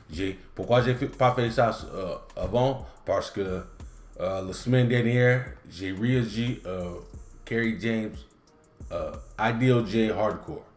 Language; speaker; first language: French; non-native, learner; English